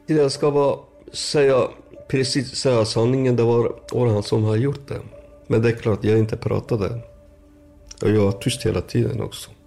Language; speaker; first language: Swedish; non-native, learner; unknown